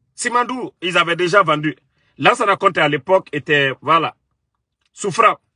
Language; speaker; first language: French; non-native, local second language; Mandingo